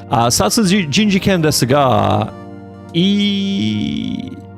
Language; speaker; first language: Japanese; non-native, learner; English